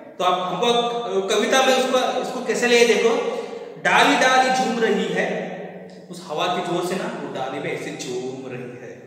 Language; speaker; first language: Hindi; non-native, local second language; Marathi